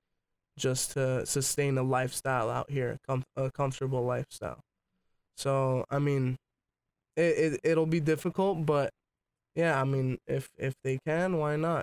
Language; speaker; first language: English; native; English